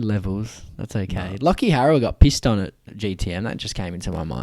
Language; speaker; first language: English; native; English